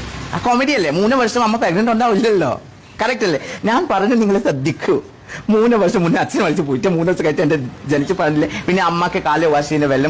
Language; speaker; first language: Malayalam; non-native, fluent; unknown